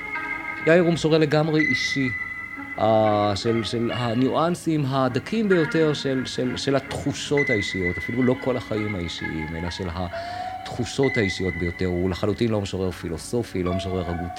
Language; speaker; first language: Hebrew; native; Hebrew